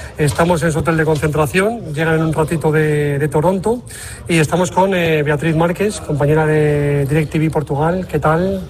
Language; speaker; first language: Spanish; native; Spanish